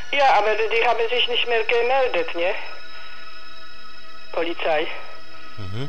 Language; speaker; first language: German; non-native, learner; Polish